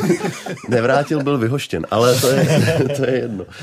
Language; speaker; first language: Czech; native; Czech